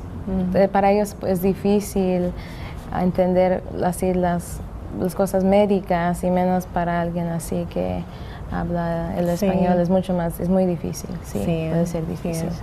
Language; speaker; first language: Spanish; early bilingual, heritage; English